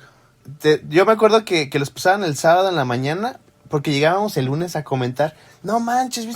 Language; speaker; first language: Spanish; native; Spanish